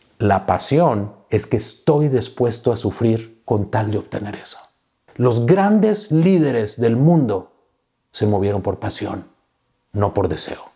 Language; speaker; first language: Spanish; native; Spanish